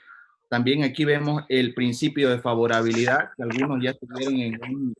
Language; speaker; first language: Spanish; native; Spanish